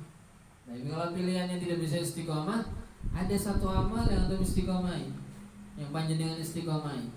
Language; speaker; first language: Indonesian; non-native, local second language; Javanese